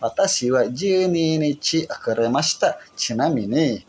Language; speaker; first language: Japanese; non-native, learner; Indonesian